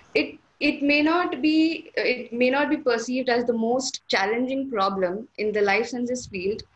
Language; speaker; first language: English; non-native, local second language; Hindi